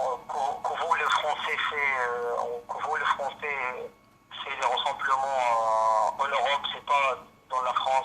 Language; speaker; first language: French; non-native, fluent; Arabic